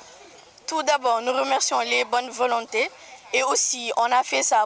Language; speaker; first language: French; non-native, local second language; Wolof